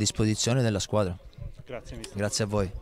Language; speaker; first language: Italian; native; Italian